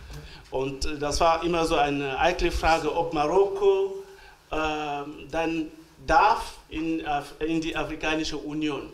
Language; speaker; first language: German; non-native, fluent; French